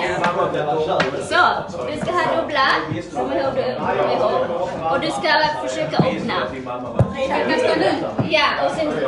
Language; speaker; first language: Swedish; early bilingual, other home language; Cebuano